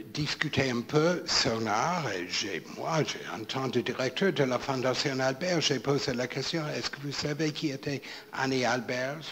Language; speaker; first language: French; non-native, fluent; English